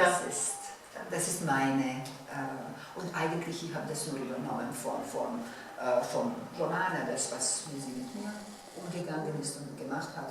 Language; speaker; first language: German; non-native, fluent; Bosnian